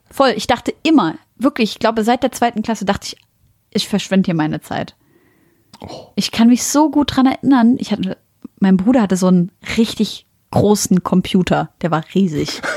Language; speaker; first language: German; early bilingual, other home language; Arabic